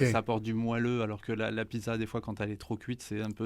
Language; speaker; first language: French; native; French